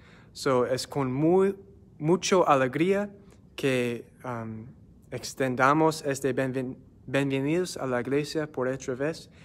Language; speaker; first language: Spanish; non-native, learner; English